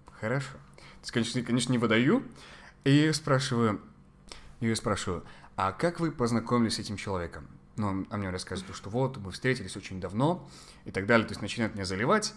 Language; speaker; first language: Russian; non-native, fluent; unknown